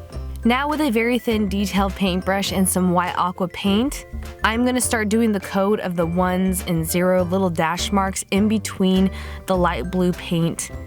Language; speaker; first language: English; native; English